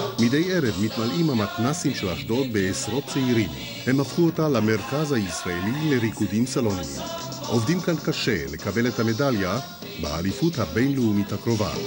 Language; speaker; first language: Hebrew; native; Hebrew